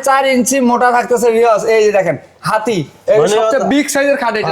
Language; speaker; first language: Bangla; native; Bangla